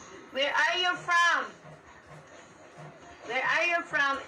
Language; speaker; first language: English; non-native, learner; Cebuano